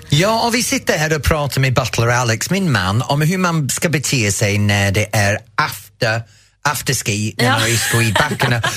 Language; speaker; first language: Swedish; non-native, fluent; English